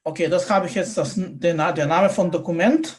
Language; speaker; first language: German; non-native, fluent; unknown